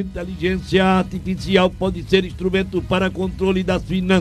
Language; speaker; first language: Portuguese; native; Portuguese